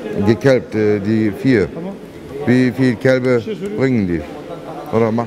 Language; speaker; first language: German; non-native, fluent; Turkish